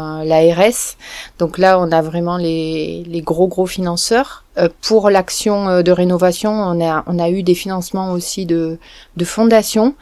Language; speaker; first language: French; native; French